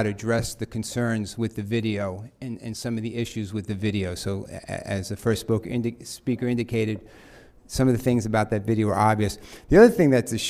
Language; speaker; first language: English; native; English